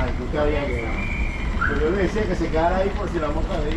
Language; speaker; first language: Spanish; native; Spanish